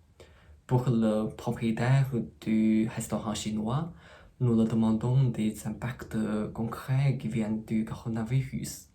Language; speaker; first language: French; non-native, fluent; Chinese